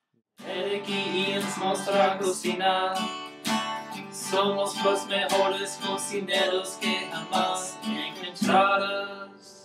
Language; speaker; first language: Spanish; non-native, learner; English